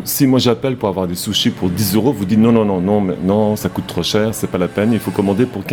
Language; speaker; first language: French; native; French